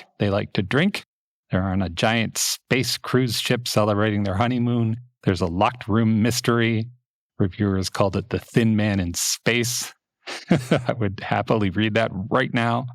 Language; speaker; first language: English; native; English